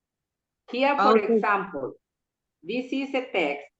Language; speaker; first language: English; non-native, local second language; Spanish